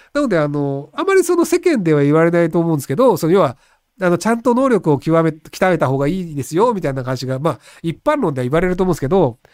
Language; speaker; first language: Japanese; native; Japanese